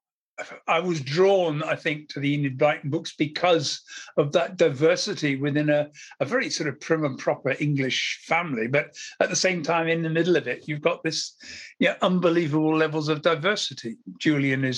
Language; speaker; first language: English; native; English